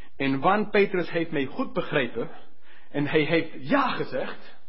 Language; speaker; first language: Dutch; non-native, fluent; English